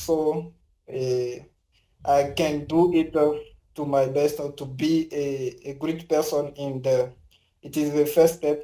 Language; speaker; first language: English; non-native, learner; French